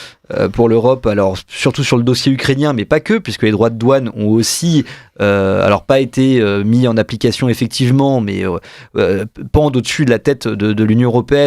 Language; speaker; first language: French; native; French